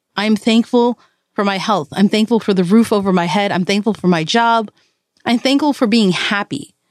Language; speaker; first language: English; early bilingual, other home language; Malayalam